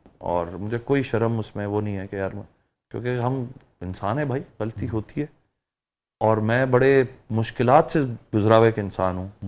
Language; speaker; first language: Urdu; early bilingual, heritage; Urdu